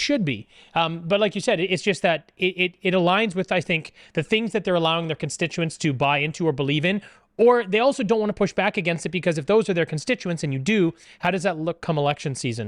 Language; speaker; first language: English; native; English